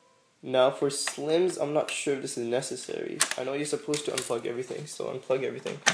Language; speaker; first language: English; native; English